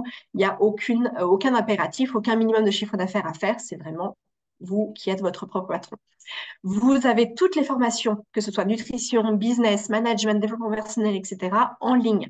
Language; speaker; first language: French; native; French